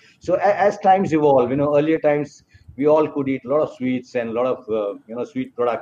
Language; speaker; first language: English; non-native, local second language; Marathi